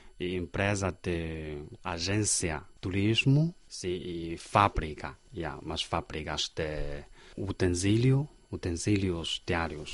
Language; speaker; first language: Portuguese; non-native, learner; Chinese